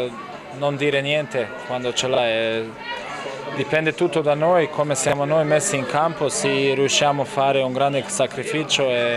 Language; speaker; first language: Italian; non-native, learner; Bosnian